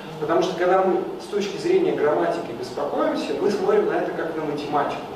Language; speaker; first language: Russian; native; Russian